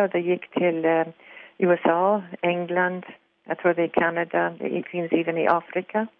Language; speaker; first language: Swedish; non-native, fluent; English